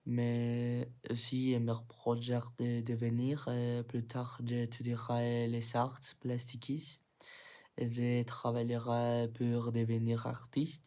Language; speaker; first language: French; non-native, learner; Spanish